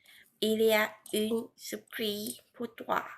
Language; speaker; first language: French; non-native, learner; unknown